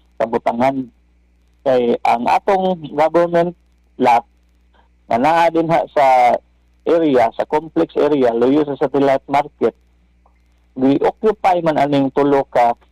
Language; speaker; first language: Cebuano; native; Cebuano